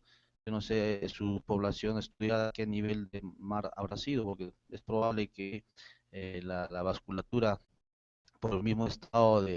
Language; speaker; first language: Spanish; native; Spanish